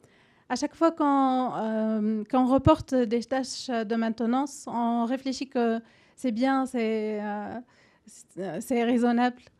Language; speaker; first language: French; non-native, fluent; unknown